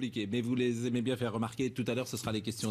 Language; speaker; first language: French; native; French